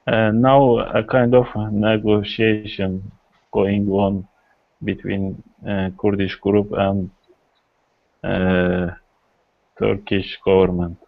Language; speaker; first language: English; non-native, learner; Kurdish